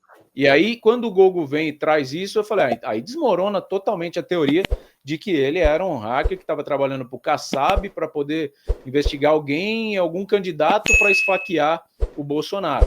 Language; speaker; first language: Portuguese; native; Portuguese